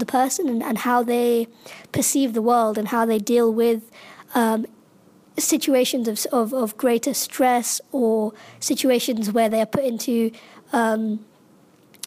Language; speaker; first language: English; native; English